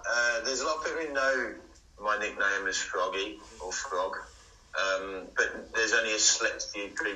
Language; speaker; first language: English; native; English